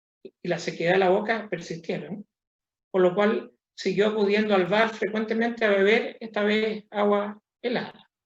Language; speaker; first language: Spanish; native; Spanish